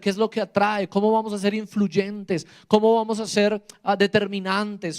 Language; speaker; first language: Spanish; native; Spanish